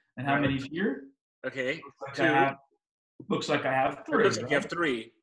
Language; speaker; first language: English; native; English